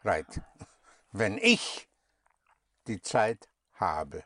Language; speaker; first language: German; non-native, fluent; English